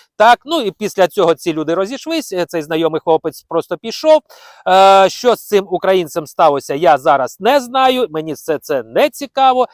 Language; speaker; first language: Ukrainian; non-native, local second language; Russian